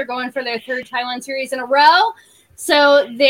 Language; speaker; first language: English; native; English